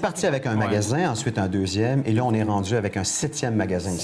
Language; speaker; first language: French; native; French